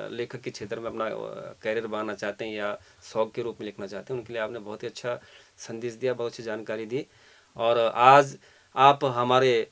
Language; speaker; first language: Hindi; native; Hindi